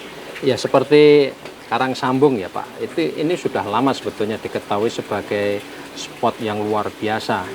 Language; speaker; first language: Indonesian; native; Indonesian